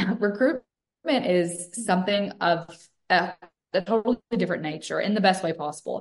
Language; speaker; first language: English; native; English